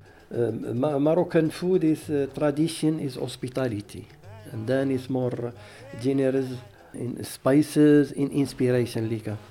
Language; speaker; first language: English; non-native, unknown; Arabic